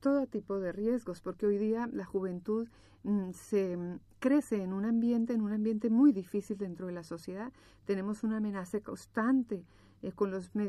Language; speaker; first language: Spanish; native; Spanish